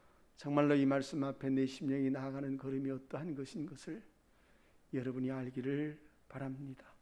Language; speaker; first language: Korean; native; Korean